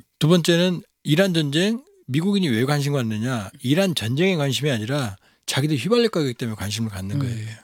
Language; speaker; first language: Korean; native; Korean